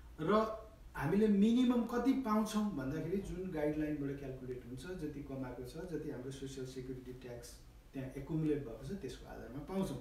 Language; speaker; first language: Nepali; native; Nepali